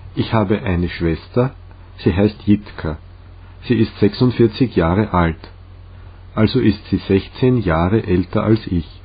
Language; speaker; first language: German; non-native, fluent; Czech